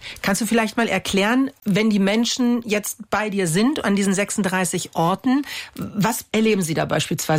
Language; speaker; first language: German; native; German